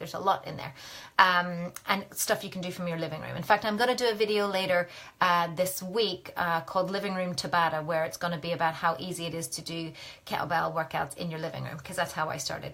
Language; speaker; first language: English; native; English